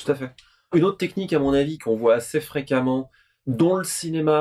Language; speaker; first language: French; native; French